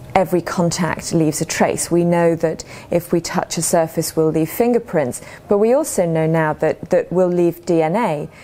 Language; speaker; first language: English; native; English